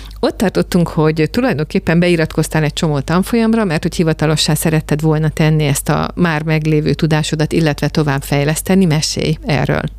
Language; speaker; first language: Hungarian; native; Hungarian